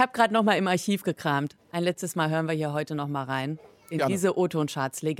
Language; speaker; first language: German; native; German